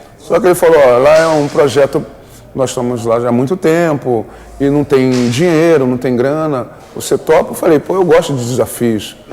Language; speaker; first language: Portuguese; native; Portuguese